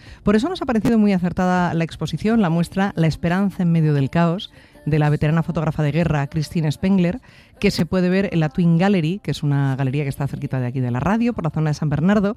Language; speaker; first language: Spanish; native; Spanish